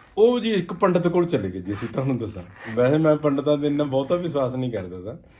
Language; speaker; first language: Punjabi; native; Punjabi